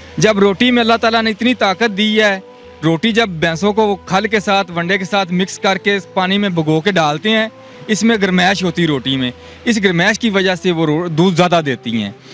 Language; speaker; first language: Urdu; non-native, local second language; Punjabi